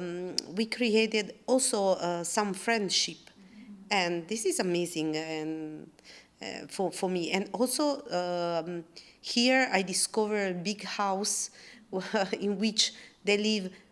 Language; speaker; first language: English; non-native, learner; Italian